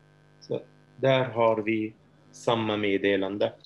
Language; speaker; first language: Swedish; non-native, fluent; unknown